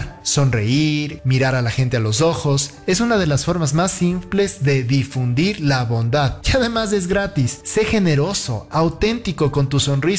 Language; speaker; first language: Spanish; native; Spanish